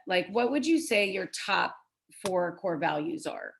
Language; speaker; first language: English; native; English